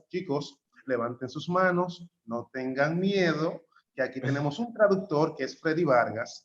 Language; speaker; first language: Spanish; native; Spanish